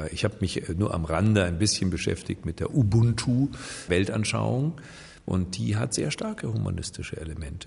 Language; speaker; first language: German; native; German